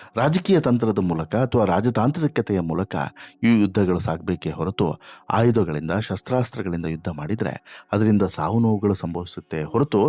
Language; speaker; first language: Kannada; native; Kannada